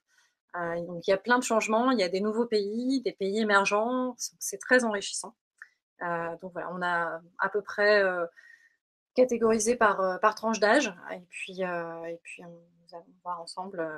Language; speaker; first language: French; native; French